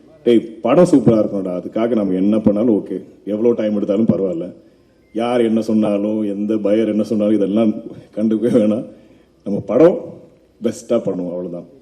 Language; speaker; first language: Tamil; non-native, local second language; Malayalam